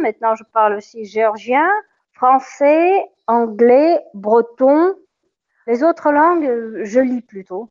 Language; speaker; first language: French; non-native, fluent; Russian